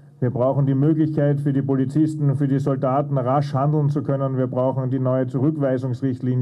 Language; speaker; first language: German; native; German